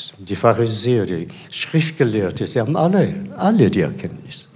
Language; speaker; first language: German; non-native, fluent; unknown